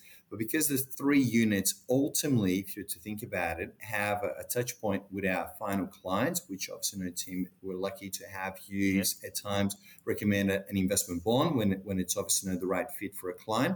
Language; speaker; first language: English; non-native, fluent; Portuguese